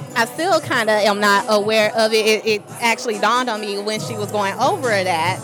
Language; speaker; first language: English; native; English